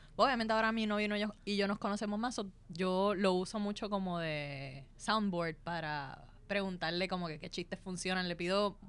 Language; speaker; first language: Spanish; native; Spanish